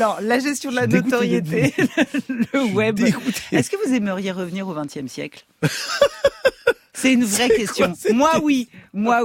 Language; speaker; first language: French; native; French